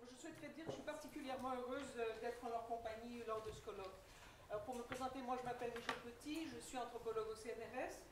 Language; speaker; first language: French; native; French